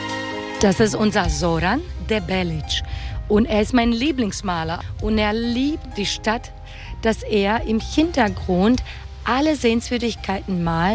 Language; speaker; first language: German; non-native, fluent; Croatian